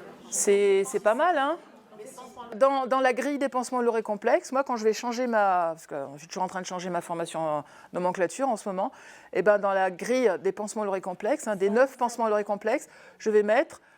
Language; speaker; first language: French; native; French